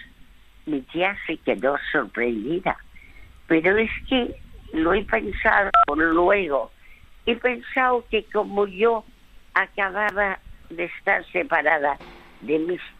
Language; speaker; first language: Spanish; early bilingual, other home language; French